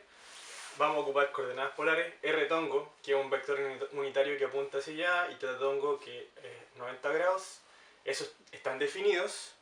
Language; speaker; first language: Spanish; native; Spanish